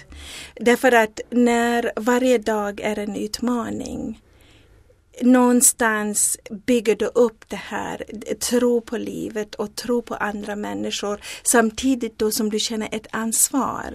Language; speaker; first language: Swedish; non-native, fluent; Zulu